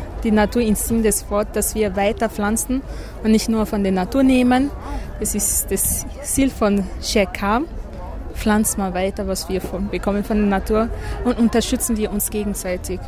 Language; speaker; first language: German; non-native, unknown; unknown